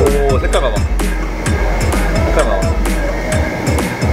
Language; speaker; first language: Korean; early bilingual, heritage; English